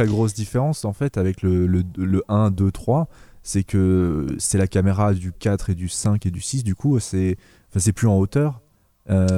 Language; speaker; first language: French; native; French